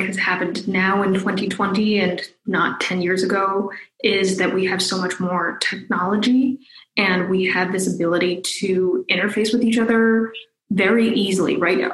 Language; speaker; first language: English; native; English